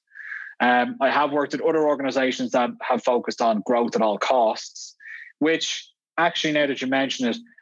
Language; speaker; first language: English; native; English